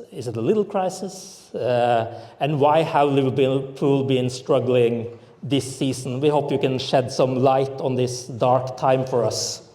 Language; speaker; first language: English; non-native, fluent; Norwegian